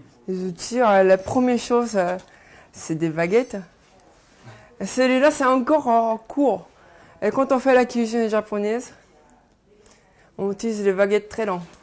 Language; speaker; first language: French; non-native, fluent; Japanese